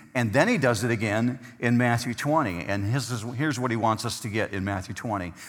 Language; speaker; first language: English; native; English